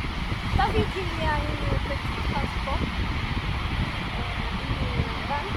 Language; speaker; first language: French; non-native, learner; Portuguese